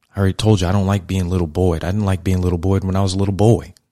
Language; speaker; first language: English; native; English